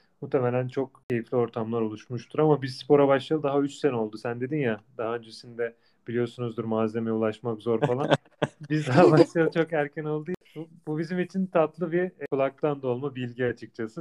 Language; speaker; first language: Turkish; native; Turkish